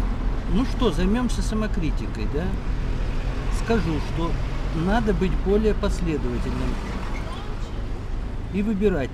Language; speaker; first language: Russian; native; Russian